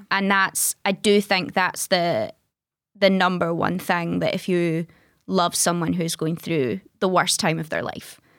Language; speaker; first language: English; native; English